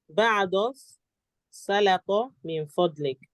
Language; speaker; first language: Arabic; non-native, learner; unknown